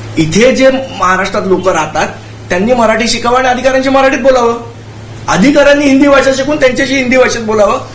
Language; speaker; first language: Marathi; native; Marathi